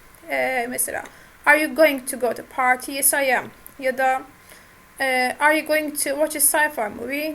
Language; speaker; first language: English; non-native, fluent; Turkish